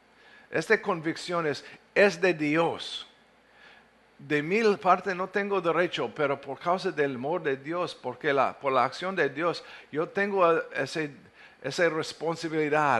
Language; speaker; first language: Spanish; non-native, fluent; English